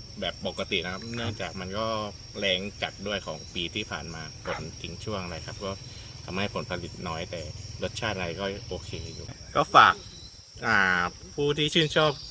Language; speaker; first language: Thai; native; Thai